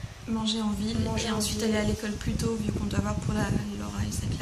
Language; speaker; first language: French; native; French